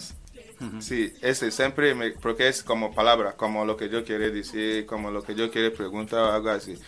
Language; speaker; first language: Spanish; non-native, learner; English